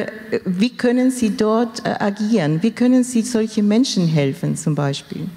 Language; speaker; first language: German; non-native, fluent; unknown